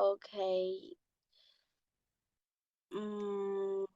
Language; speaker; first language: English; non-native, learner; Chinese